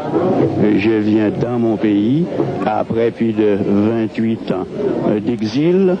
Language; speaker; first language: French; non-native, local second language; Haitian Creole